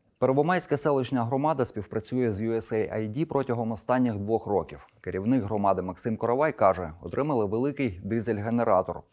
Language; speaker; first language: Ukrainian; native; Ukrainian